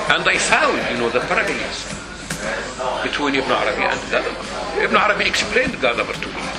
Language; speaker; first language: English; non-native, fluent; Arabic